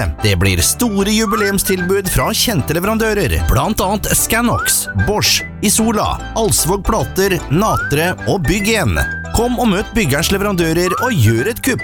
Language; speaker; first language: Norwegian; native; Norwegian